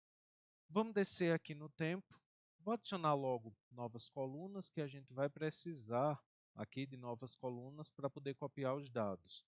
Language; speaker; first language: Portuguese; native; Portuguese